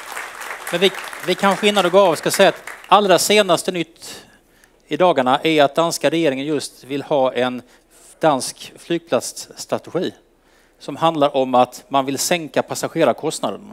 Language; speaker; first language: Swedish; native; Swedish